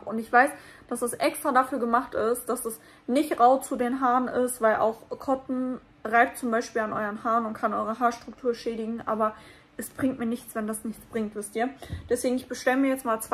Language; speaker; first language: German; native; German